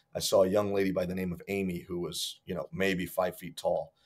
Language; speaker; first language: English; native; English